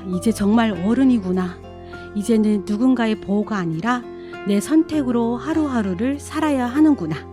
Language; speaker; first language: Korean; non-native, fluent; Chinese